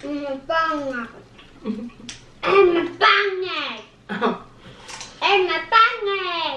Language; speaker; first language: Indonesian; early bilingual, heritage; German